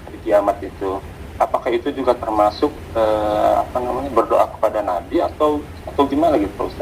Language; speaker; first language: Indonesian; native; Indonesian